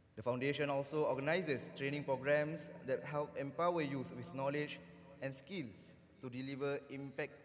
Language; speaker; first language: English; non-native, local second language; Malay